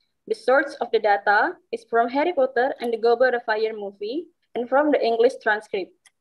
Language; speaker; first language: English; non-native, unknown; Indonesian